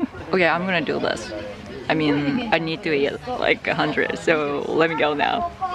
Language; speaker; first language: English; non-native, fluent; Japanese